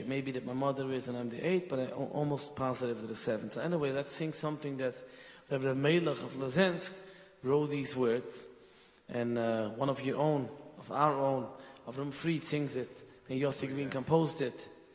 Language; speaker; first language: English; early bilingual, other home language; Yiddish